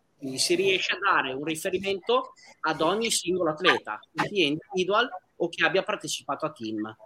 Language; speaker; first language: Italian; native; Italian